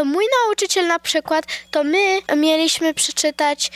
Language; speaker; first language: Polish; early bilingual, heritage; Polish